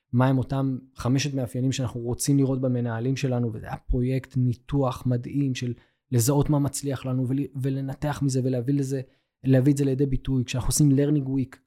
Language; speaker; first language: Hebrew; native; Hebrew